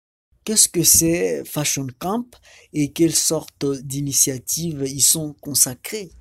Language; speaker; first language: French; non-native, fluent; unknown